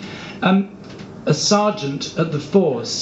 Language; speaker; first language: English; native; English